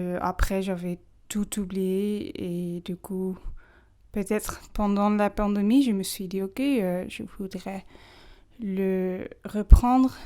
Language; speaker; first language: French; non-native, fluent; English